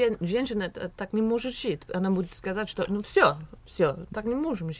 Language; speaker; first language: Russian; non-native, learner; English